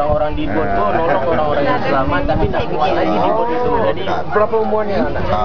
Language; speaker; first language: Indonesian; non-native, local second language; Achinese